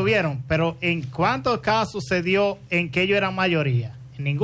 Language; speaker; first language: Spanish; native; Spanish